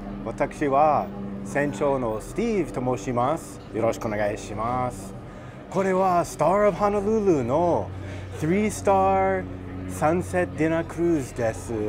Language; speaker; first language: Japanese; non-native, learner; English